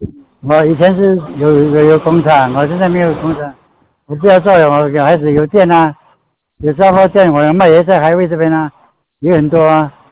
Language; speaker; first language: Chinese; non-native, local second language; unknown